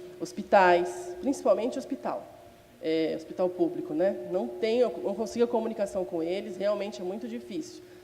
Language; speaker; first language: Portuguese; non-native, local second language; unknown